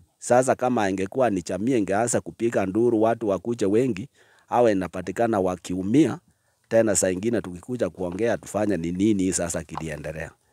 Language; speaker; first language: Swahili; non-native, local second language; Gusii